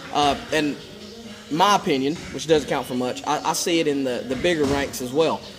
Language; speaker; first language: English; native; English